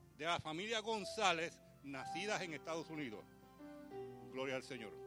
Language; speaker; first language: Spanish; early bilingual, heritage; Spanish